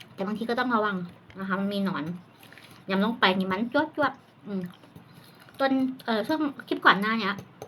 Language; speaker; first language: Thai; non-native, local second language; Northeastern Thai